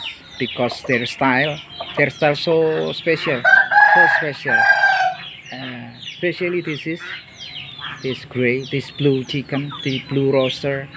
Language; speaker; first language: English; non-native, learner; Indonesian